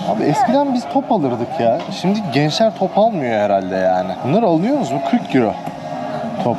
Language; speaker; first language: Turkish; native; Turkish